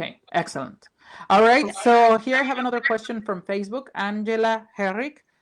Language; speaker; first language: English; non-native, fluent; Spanish